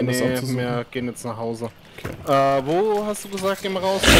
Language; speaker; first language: German; native; German